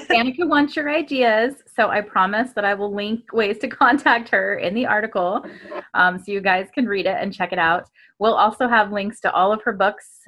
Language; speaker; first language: English; native; English